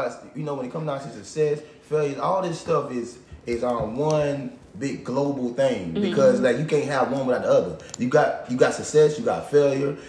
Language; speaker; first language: English; native; English